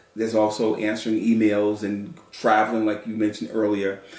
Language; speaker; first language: English; native; English